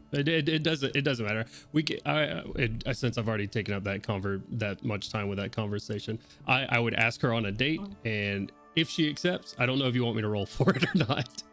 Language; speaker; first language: English; native; English